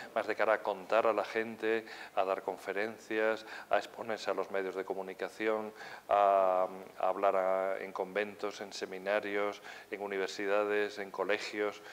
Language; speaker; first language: Spanish; native; Spanish